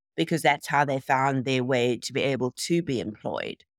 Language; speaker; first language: English; native; English